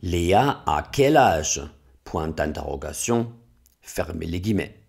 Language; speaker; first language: French; non-native, fluent; German